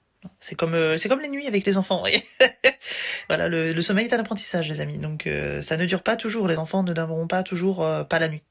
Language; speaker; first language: French; native; French